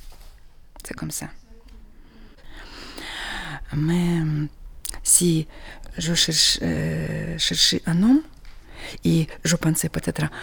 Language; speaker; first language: French; non-native, learner; Russian